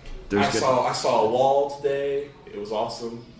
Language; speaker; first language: English; native; English